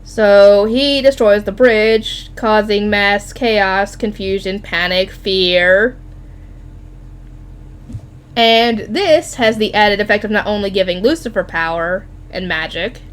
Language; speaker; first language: English; native; English